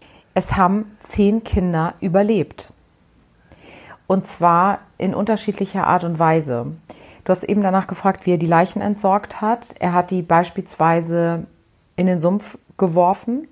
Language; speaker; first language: German; native; German